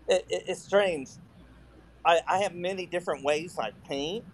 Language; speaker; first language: English; native; English